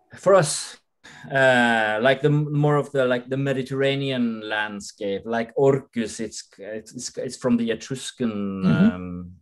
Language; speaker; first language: English; non-native, fluent; Norwegian